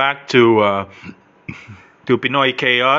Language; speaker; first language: English; non-native, local second language; Filipino